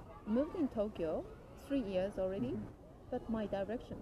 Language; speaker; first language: English; non-native, learner; Japanese